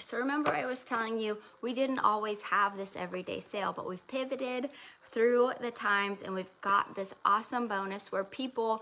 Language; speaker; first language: English; native; English